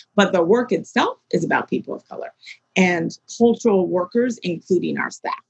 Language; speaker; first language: English; native; English